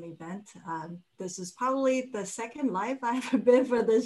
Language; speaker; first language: English; non-native, fluent; Chinese